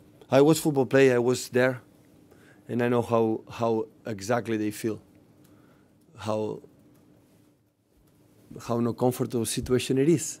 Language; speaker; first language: English; non-native, fluent; Catalan